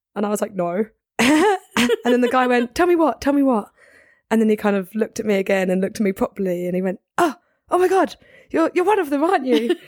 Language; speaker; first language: English; native; English